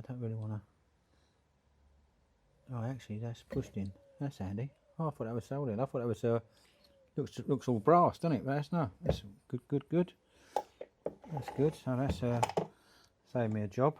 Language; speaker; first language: English; native; English